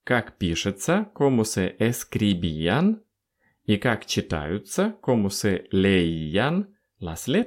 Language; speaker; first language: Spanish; non-native, fluent; Russian